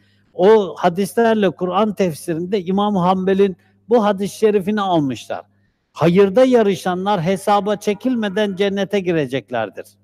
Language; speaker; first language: Turkish; native; Turkish